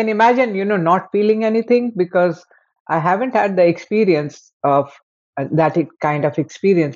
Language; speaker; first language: English; non-native, local second language; Hindi